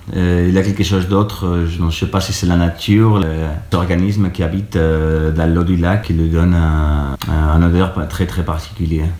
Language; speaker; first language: French; non-native, fluent; Spanish